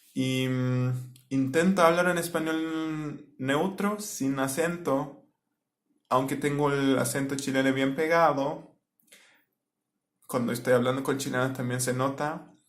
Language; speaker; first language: Spanish; non-native, fluent; Turkish